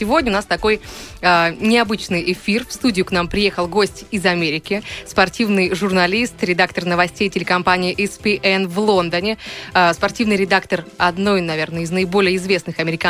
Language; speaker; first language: Russian; native; Russian